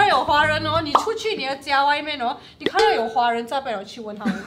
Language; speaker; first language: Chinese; non-native, local second language; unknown